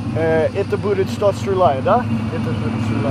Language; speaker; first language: Russian; non-native, learner; English